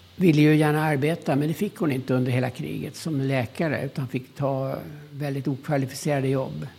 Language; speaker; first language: Swedish; early bilingual, other home language; German